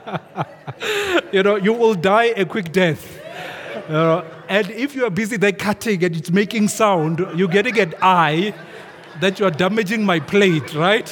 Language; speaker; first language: English; non-native, local second language; Venda